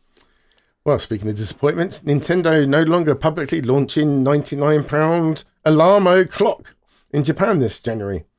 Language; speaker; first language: English; native; English